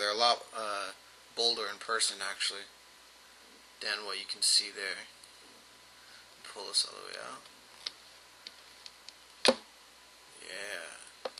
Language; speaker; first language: English; native; English